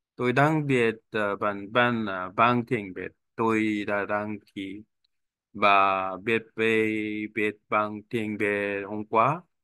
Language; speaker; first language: Vietnamese; non-native, learner; Korean